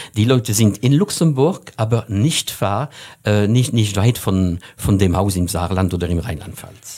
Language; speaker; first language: German; non-native, fluent; French